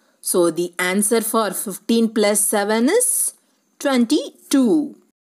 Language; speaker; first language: English; non-native, local second language; Tamil